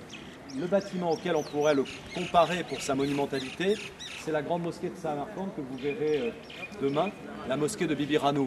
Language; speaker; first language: French; native; French